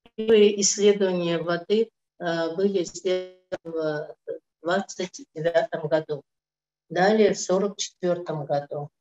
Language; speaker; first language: Russian; non-native, local second language; Azerbaijani